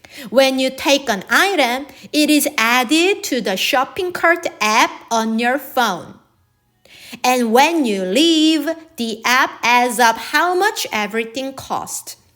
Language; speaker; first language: English; non-native, fluent; Korean